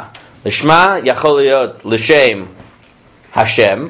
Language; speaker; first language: Hebrew; non-native, fluent; English